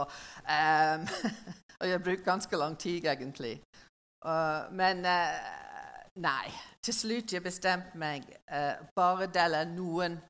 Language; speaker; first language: Norwegian; non-native, learner; English